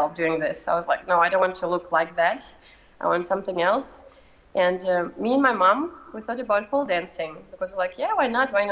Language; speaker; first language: English; non-native, fluent; Russian